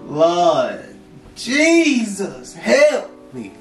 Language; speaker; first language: English; native; English